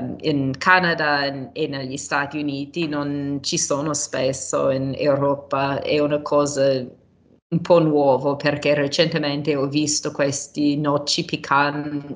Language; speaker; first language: Italian; non-native, fluent; English